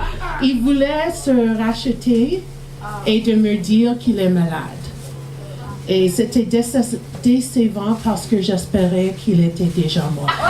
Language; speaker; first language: French; non-native, learner; English